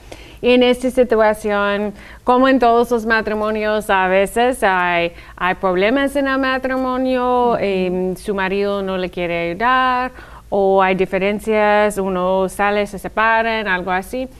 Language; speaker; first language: Spanish; non-native, fluent; English